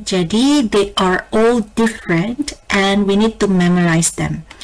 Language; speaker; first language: English; non-native, fluent; Indonesian